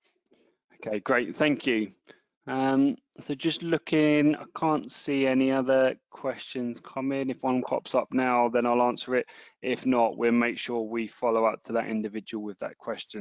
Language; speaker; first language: English; native; English